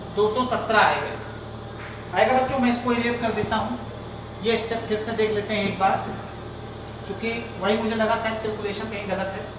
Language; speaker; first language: Hindi; native; Hindi